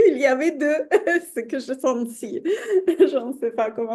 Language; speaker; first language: French; non-native, fluent; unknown